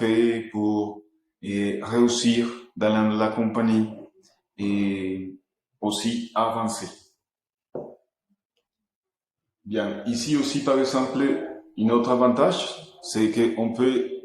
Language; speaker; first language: French; non-native, fluent; Spanish